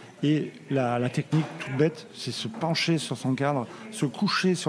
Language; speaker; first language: French; native; French